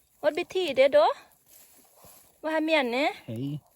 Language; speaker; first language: Swedish; non-native, learner; Thai